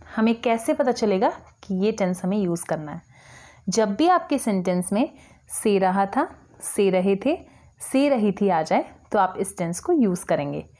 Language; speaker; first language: Hindi; native; Hindi